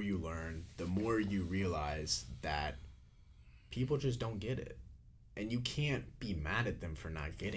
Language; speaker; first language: English; native; English